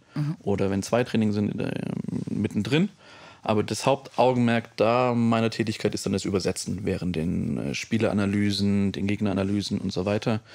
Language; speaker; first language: German; native; German